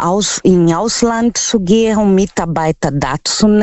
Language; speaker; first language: German; non-native, learner; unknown